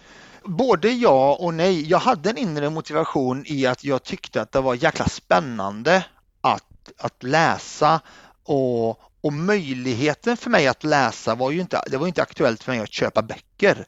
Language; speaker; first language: Swedish; early bilingual, other home language; Arabic